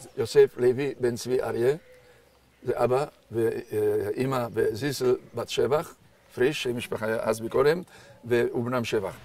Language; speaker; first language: Hebrew; non-native, fluent; Hungarian